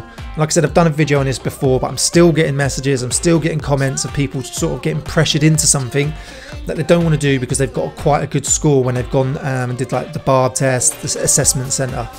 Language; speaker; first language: English; native; English